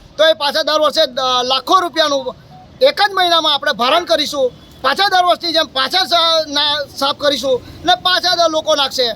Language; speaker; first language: Gujarati; native; Gujarati